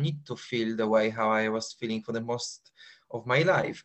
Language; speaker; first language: English; non-native, fluent; Polish